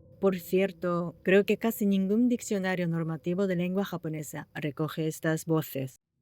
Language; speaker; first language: Spanish; non-native, fluent; Japanese